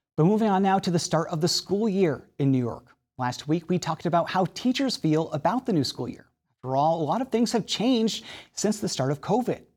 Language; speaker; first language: English; native; English